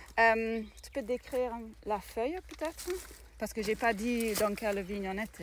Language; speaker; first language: French; non-native, fluent; English